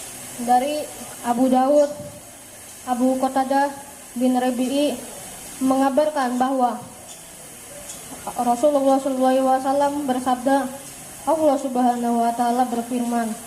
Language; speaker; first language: Indonesian; native; Indonesian